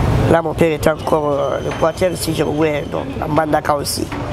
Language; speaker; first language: French; non-native, local second language; Lingala